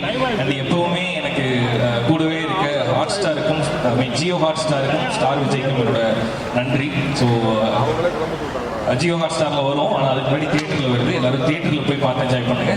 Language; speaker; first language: Tamil; native; Tamil